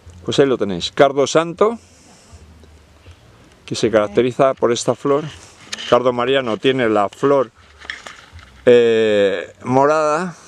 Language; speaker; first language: Spanish; native; Spanish